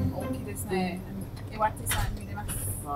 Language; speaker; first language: Japanese; non-native, learner; English